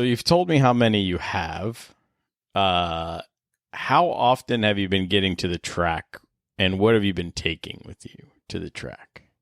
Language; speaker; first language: English; native; English